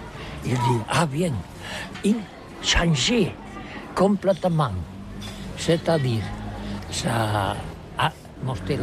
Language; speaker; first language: French; non-native, learner; Catalan